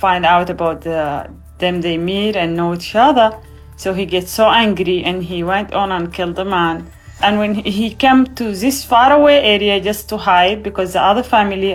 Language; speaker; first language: English; non-native, fluent; Arabic